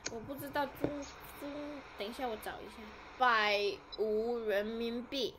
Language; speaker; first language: Chinese; non-native, learner; Indonesian